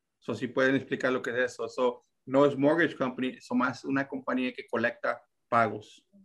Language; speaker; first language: Spanish; early bilingual, heritage; Spanish